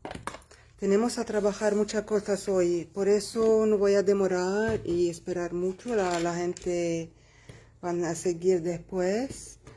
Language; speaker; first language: Spanish; non-native, local second language; Arabic